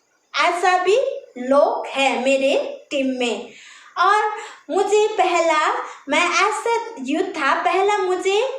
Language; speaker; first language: Hindi; non-native, local second language; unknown